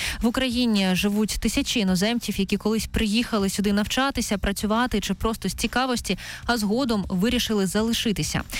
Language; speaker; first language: Ukrainian; native; Ukrainian